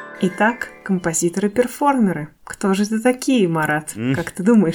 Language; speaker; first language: Russian; native; Russian